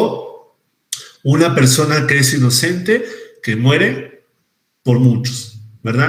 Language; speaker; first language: Spanish; native; Spanish